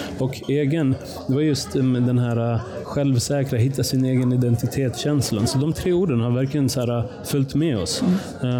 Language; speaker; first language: Swedish; early bilingual, other home language; Persian